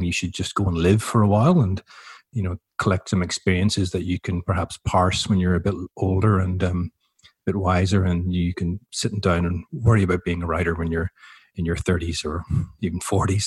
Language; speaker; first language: English; native; English